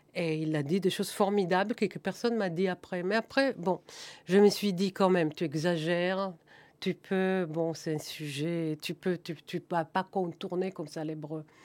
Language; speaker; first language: French; non-native, fluent; German